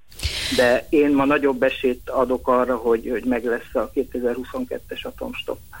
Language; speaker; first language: Hungarian; native; Hungarian